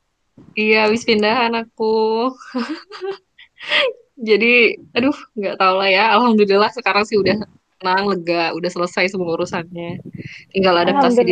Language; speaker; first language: Indonesian; native; Indonesian